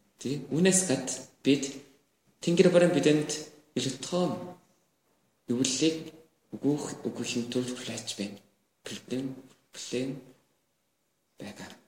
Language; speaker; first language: Mongolian; non-native, learner; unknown